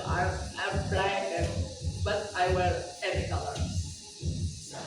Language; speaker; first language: English; non-native, learner; Indonesian